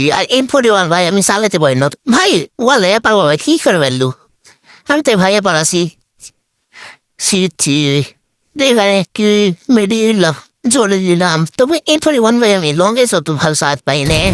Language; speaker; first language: Bangla; native; Bangla